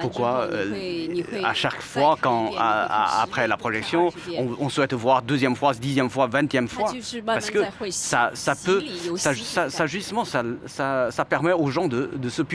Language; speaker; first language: French; non-native, fluent; Chinese